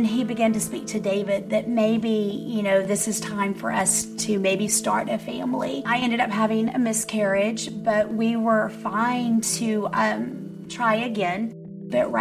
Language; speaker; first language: English; native; English